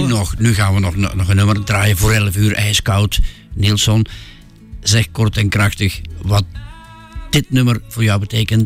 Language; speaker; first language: Dutch; native; Dutch